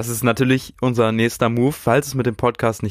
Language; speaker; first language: German; native; German